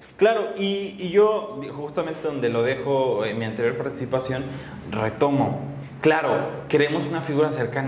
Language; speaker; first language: Spanish; native; Spanish